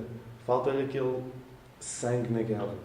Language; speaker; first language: Portuguese; native; Portuguese